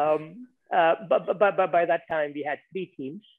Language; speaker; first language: English; non-native, local second language; Tamil